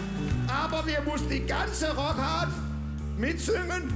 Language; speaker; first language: German; non-native, learner; Danish